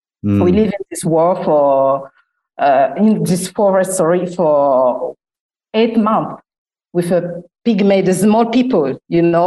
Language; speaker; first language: English; non-native, learner; Lingala